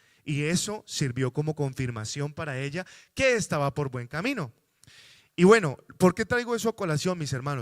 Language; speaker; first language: Spanish; native; Spanish